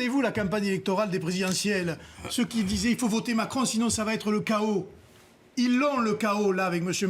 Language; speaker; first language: French; native; French